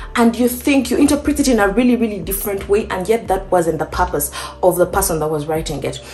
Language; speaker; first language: English; non-native, local second language; Ganda